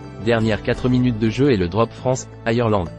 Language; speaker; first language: French; native; French